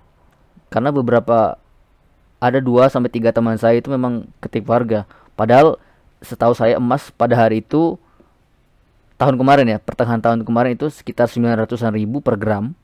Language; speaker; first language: Indonesian; native; Indonesian